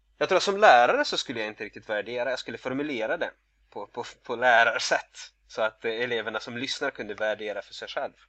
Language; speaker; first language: Swedish; non-native, fluent; Russian